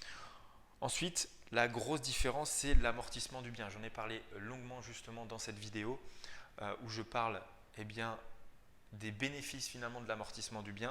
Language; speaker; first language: French; native; French